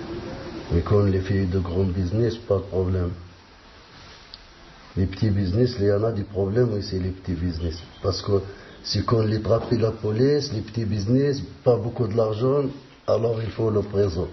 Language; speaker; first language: French; non-native, learner; Arabic